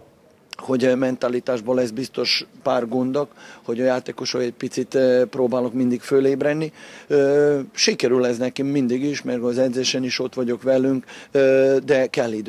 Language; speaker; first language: Hungarian; non-native, fluent; Serbian